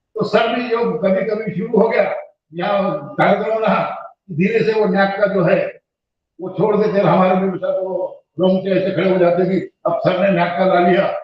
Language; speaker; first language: Hindi; non-native, local second language; Marathi